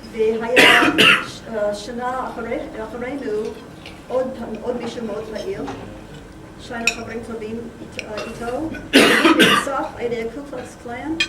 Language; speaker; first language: Hebrew; non-native, fluent; English